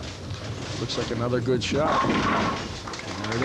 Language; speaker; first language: English; native; English